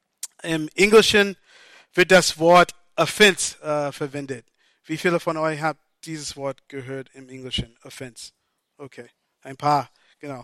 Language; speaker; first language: German; non-native, fluent; English